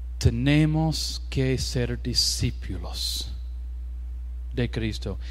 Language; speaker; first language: Spanish; non-native, learner; English